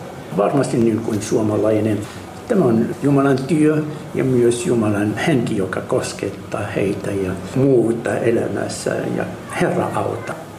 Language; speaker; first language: Finnish; non-native, fluent; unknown